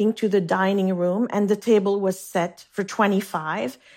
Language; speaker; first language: English; non-native, fluent; French